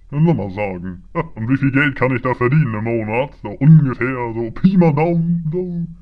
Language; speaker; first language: German; native; German